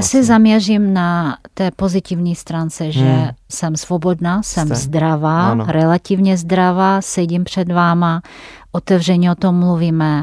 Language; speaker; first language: Czech; non-native, fluent; Russian